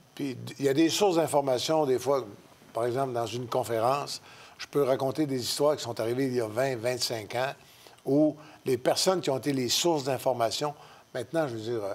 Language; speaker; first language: French; native; French